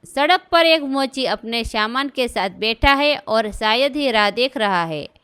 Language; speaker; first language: Hindi; non-native, local second language; Gujarati